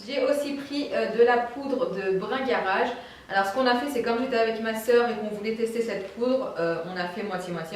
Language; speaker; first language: French; native; French